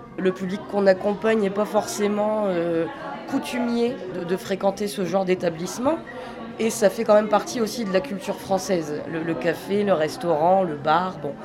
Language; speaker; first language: French; native; French